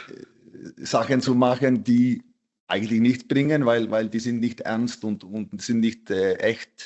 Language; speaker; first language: German; non-native, fluent; Icelandic